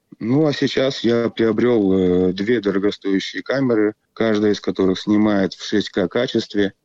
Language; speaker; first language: Russian; native; Russian